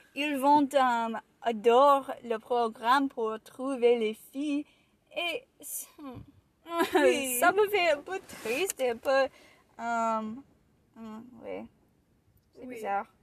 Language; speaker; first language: French; non-native, learner; English